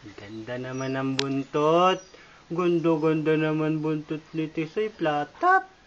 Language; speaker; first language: Filipino; native; Filipino